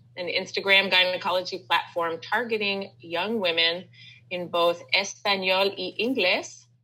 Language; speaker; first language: English; native; English